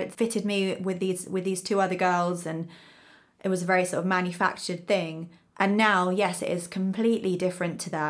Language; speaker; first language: English; native; English